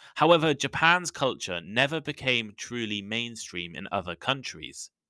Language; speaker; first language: English; native; English